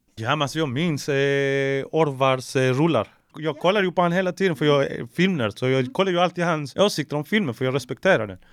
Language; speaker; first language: Swedish; early bilingual, other home language; Spanish